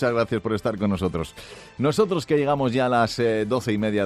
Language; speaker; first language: Spanish; native; Spanish